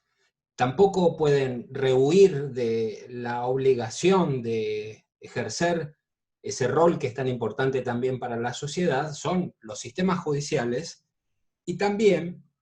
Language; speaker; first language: Spanish; native; Spanish